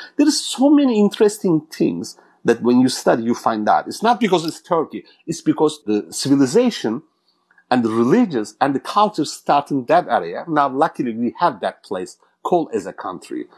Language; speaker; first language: English; non-native, fluent; Turkish